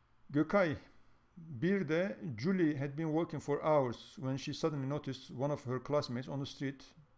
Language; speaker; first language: English; non-native, fluent; Turkish